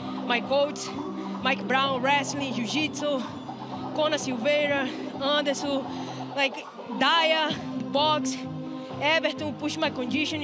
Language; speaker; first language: English; non-native, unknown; Portuguese